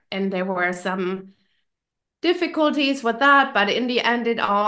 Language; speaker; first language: English; non-native, fluent; German